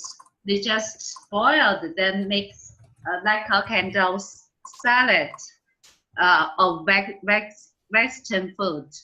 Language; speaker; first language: English; non-native, learner; Chinese